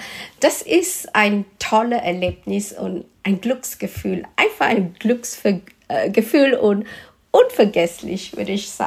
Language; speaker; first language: German; non-native, fluent; Malay